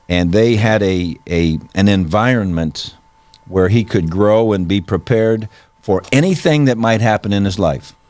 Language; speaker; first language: English; native; English